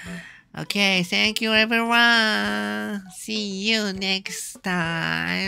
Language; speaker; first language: English; non-native, learner; Japanese